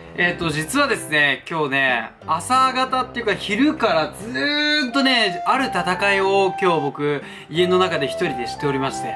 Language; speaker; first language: Japanese; native; Japanese